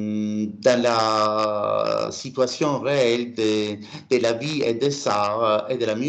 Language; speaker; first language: French; non-native, learner; Italian